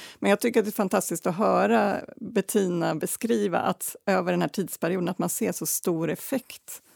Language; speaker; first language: Swedish; native; Swedish